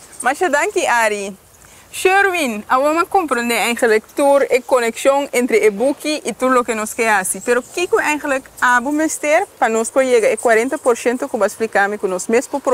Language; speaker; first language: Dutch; non-native, local second language; Papiamento